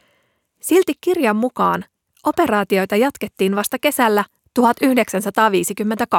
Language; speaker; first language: Finnish; native; Finnish